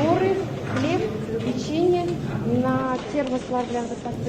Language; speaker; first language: Russian; native; Russian